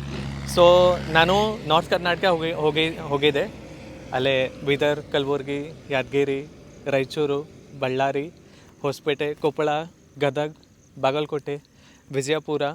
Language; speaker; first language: Kannada; non-native, learner; Hindi